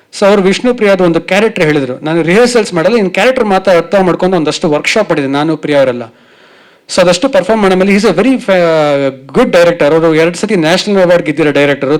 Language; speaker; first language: Kannada; native; Kannada